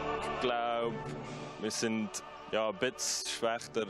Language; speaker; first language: German; non-native, learner; English